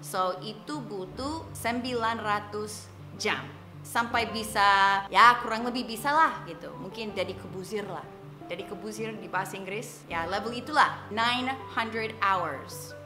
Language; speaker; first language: Indonesian; non-native, fluent; English